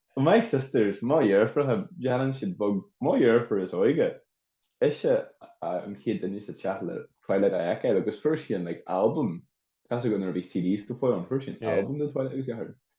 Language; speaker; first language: Irish; native; Irish